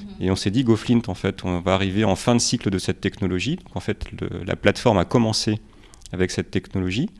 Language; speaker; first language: French; early bilingual, other home language; Romanian